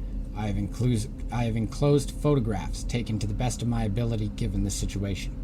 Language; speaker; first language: English; native; English